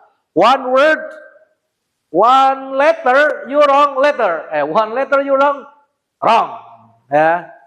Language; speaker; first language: English; non-native, learner; Indonesian